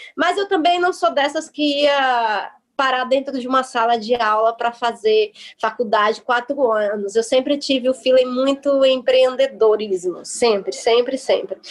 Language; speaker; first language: Portuguese; native; Portuguese